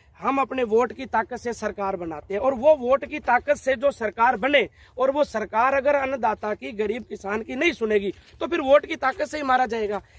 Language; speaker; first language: Hindi; native; Hindi